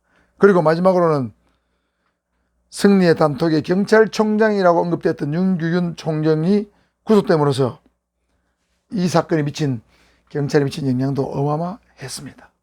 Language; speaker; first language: Korean; native; Korean